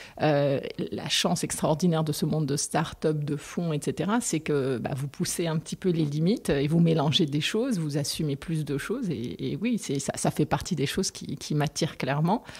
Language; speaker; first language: French; non-native, local second language; Arabic